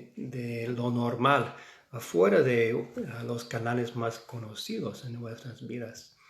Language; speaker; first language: Spanish; non-native, fluent; English